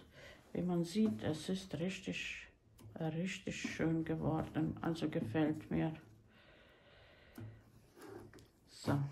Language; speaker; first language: German; non-native, learner; Croatian